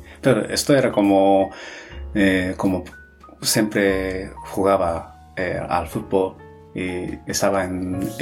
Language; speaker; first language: Spanish; non-native, fluent; Japanese